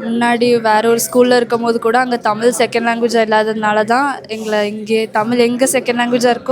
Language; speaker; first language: Tamil; early bilingual, heritage; Tamil